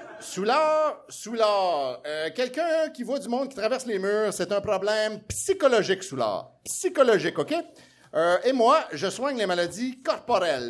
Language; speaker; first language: French; native; French